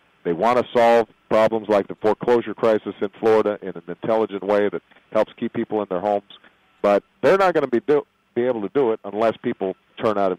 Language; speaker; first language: English; native; English